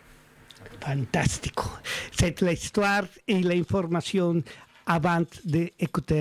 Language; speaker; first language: French; non-native, learner; Spanish